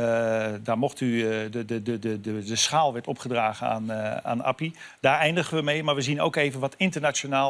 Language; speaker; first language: Dutch; native; Dutch